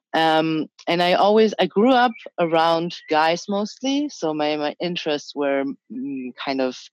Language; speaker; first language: English; early bilingual, other home language; Chinese